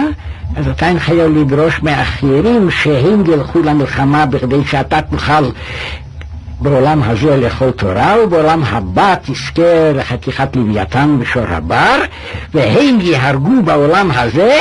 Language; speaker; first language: Hebrew; native; Hebrew